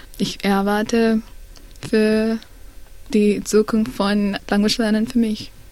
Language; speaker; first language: German; non-native, learner; Sinhala